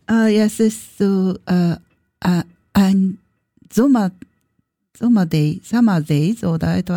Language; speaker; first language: German; non-native, learner; Japanese